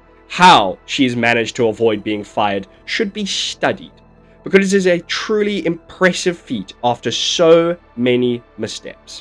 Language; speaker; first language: English; native; English